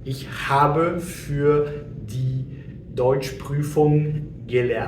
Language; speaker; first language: German; non-native, fluent; French